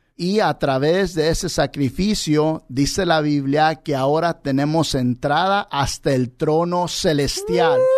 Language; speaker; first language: Spanish; early bilingual, heritage; Spanish